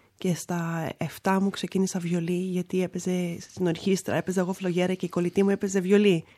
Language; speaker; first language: Greek; early bilingual, other home language; English